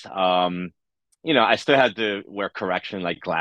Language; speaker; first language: English; native; English